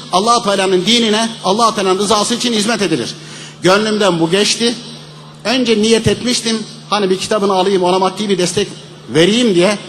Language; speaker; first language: Turkish; native; Turkish